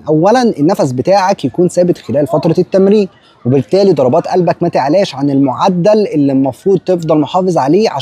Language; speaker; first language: Arabic; native; Arabic